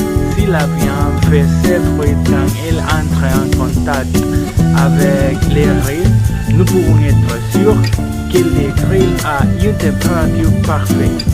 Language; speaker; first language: French; non-native, learner; Spanish